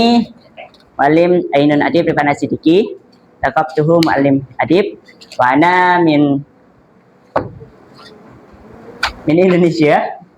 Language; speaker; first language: Arabic; non-native, learner; Indonesian